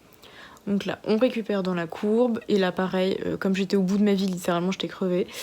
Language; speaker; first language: French; native; French